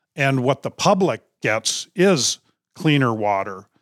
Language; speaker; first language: English; native; English